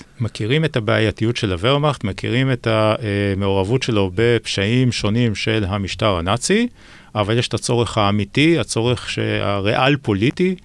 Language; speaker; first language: Hebrew; native; Hebrew